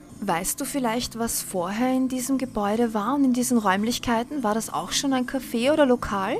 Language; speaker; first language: German; native; German